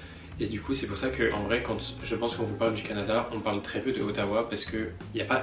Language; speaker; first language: French; native; French